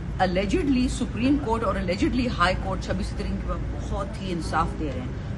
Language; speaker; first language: Urdu; non-native, local second language; Pashto